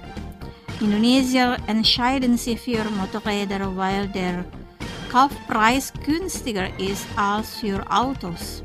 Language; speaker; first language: German; non-native, fluent; Indonesian